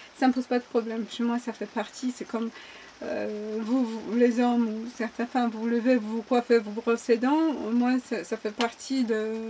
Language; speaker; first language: French; non-native, fluent; Polish